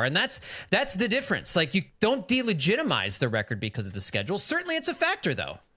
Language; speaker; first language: English; native; English